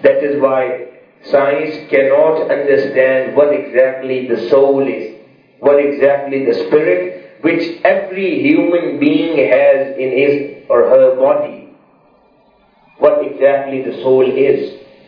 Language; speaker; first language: English; non-native, local second language; Urdu